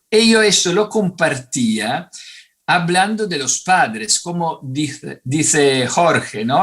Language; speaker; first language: Spanish; non-native, fluent; Italian